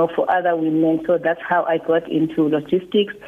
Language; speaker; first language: English; non-native, local second language; Xhosa